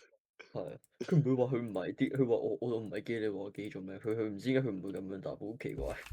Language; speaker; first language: Chinese; early bilingual, heritage; Cantonese